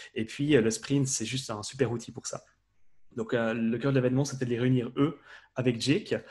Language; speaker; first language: French; native; French